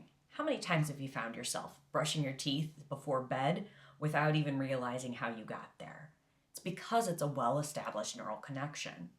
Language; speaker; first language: English; native; English